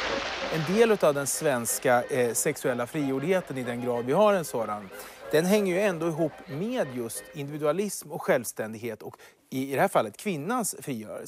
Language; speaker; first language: Swedish; native; Swedish